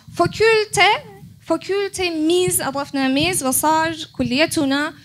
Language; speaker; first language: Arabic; non-native, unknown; Turkish